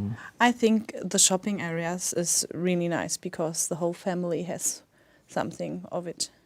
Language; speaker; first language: English; non-native, fluent; German